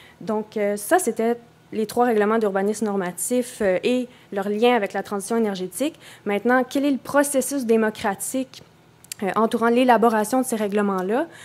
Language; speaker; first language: French; native; French